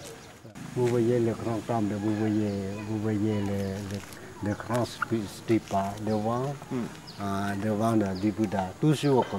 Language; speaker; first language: French; non-native, fluent; Lao